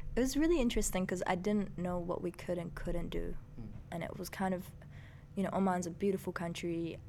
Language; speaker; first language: English; early bilingual, other home language; Persian